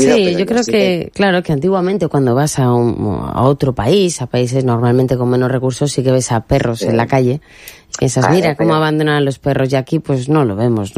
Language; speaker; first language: Spanish; native; Spanish